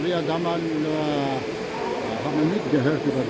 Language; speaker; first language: German; non-native, learner; Albanian